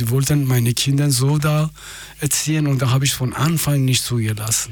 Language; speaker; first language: German; non-native, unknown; Persian